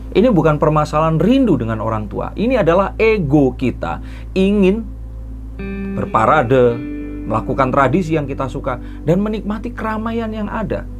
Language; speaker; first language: Indonesian; native; Indonesian